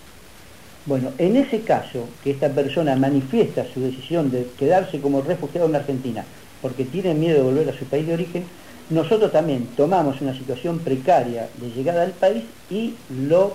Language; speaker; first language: Spanish; native; Spanish